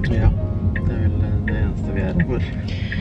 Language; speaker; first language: Norwegian; early bilingual, other home language; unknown